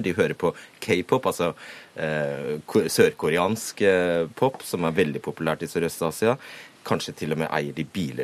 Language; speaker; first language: Norwegian; native; Norwegian